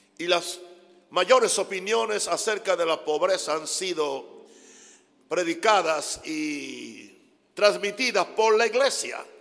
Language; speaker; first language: Spanish; non-native, fluent; English